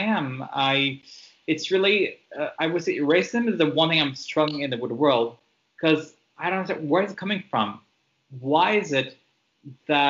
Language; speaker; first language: English; non-native, fluent; French